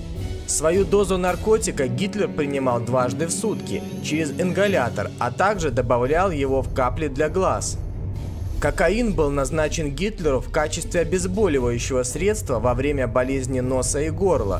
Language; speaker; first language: Russian; native; Russian